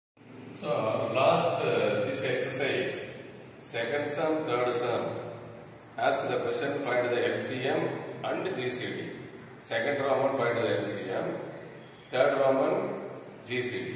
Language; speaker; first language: English; non-native, local second language; Tamil